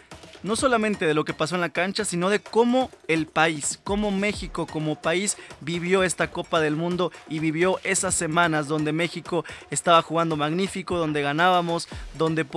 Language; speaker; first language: Spanish; native; Spanish